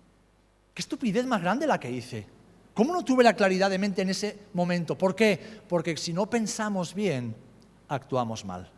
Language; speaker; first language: Spanish; native; Spanish